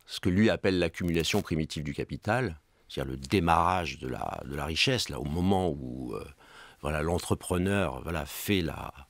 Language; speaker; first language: French; native; French